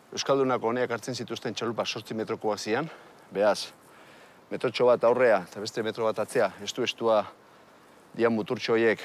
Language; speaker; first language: Basque; native; Basque